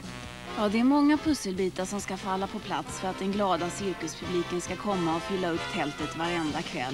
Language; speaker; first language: Swedish; native; Swedish